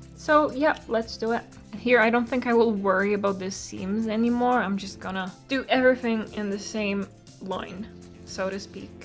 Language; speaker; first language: English; non-native, fluent; Polish